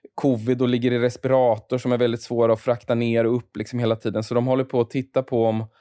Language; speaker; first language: Swedish; native; Swedish